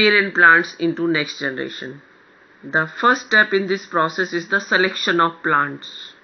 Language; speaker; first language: English; non-native, local second language; Hindi